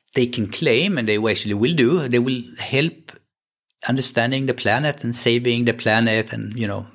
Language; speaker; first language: English; non-native, fluent; Swedish